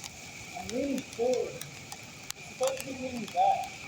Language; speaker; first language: English; native; English